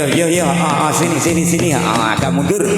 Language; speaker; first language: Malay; non-native, local second language; Javanese